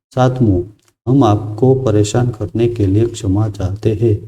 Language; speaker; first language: Hindi; non-native, local second language; Gujarati